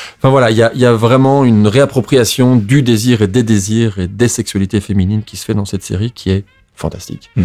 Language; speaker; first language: French; native; French